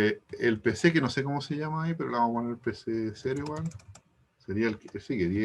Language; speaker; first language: Spanish; native; Spanish